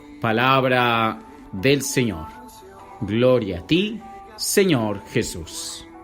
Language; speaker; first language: Spanish; native; Spanish